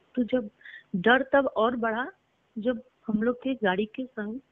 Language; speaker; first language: Hindi; native; Hindi